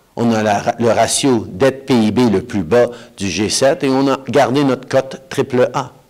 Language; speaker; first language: French; native; French